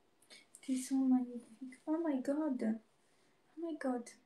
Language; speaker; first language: French; non-native, learner; Russian